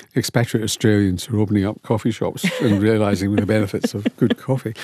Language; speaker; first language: English; native; English